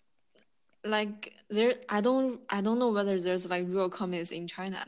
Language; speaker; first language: English; non-native, fluent; Chinese